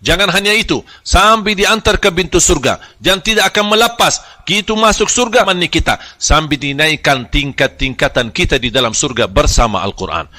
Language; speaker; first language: Malay; non-native, fluent; Arabic